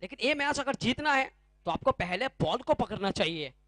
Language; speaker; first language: Hindi; non-native, local second language; Bangla